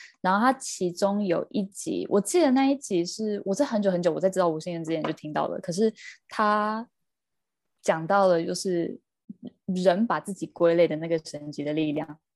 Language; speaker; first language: Chinese; early bilingual, heritage; Chinese